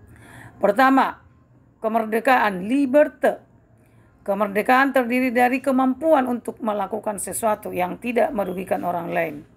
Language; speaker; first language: Indonesian; native; Indonesian